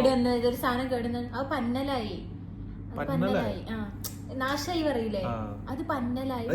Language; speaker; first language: Malayalam; native; Malayalam